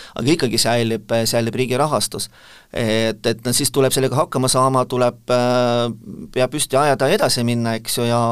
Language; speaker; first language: Estonian; non-native, local second language; Russian